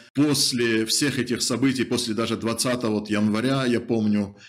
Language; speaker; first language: Russian; native; Russian